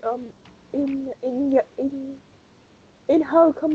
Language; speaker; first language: English; non-native, learner; Vietnamese